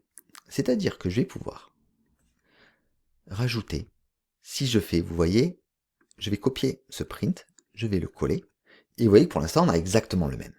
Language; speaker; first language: French; native; French